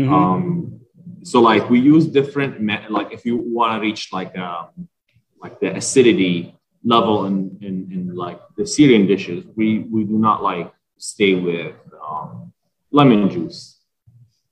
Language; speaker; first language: English; non-native, fluent; Arabic